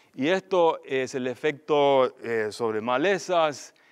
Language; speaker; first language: Spanish; non-native, fluent; German